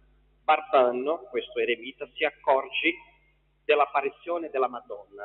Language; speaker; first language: Italian; non-native, fluent; Portuguese